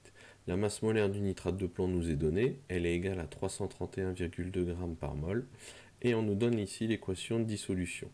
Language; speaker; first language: French; native; French